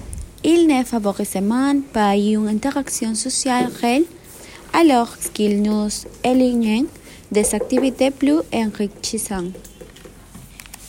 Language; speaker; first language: French; non-native, learner; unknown